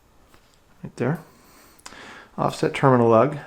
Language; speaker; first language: English; native; English